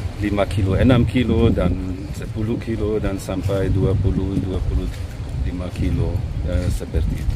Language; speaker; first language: Indonesian; non-native, fluent; German